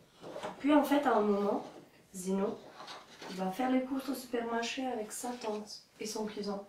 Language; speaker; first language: French; non-native, fluent; Italian